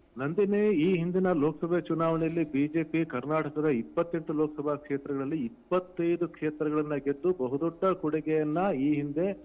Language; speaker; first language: Kannada; native; Kannada